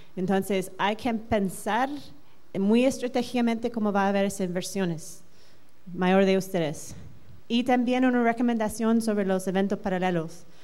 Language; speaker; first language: Spanish; non-native, fluent; English